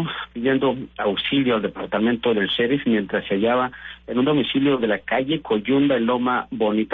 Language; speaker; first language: Spanish; native; Spanish